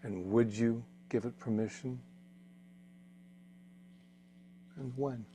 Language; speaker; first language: English; native; English